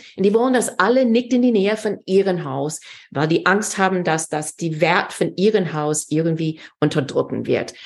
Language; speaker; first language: German; non-native, fluent; English